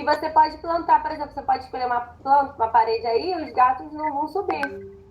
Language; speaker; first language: Portuguese; native; Portuguese